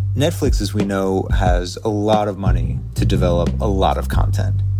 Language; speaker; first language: English; native; English